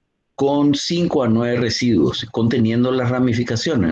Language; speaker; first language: Spanish; native; Spanish